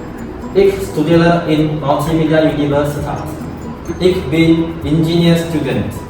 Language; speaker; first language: German; non-native, learner; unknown